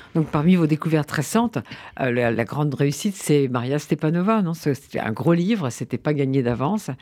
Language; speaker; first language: French; native; French